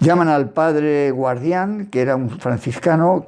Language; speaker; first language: Spanish; native; Spanish